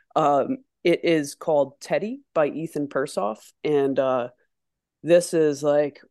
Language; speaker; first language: English; native; English